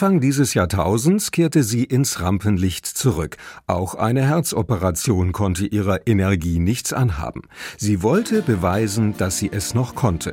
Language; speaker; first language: German; native; German